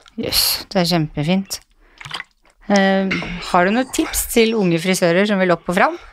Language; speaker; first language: Norwegian; native; Norwegian